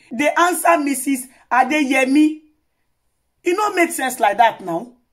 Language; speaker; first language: Nigerian Pidgin; non-native, local second language; Yoruba